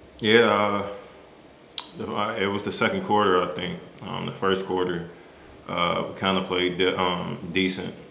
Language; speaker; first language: English; native; English